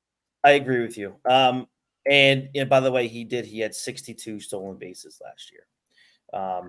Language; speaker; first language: English; native; English